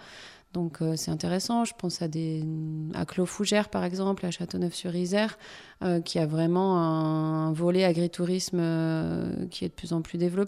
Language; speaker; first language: French; native; French